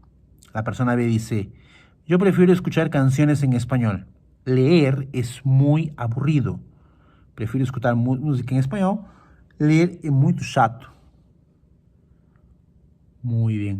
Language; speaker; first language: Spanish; non-native, fluent; Portuguese